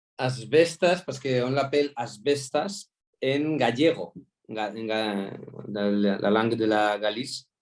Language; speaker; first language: French; non-native, fluent; Spanish